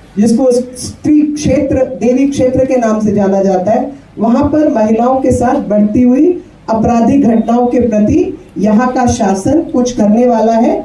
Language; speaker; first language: Hindi; native; Hindi